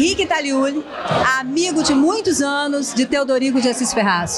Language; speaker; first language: Portuguese; native; Portuguese